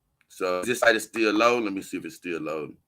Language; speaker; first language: English; native; English